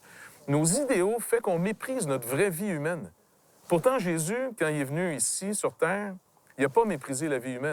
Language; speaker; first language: French; native; French